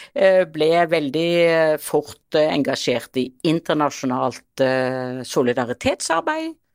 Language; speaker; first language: Norwegian; native; Norwegian